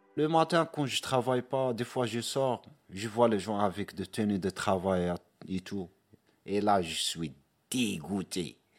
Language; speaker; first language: French; non-native, local second language; Arabic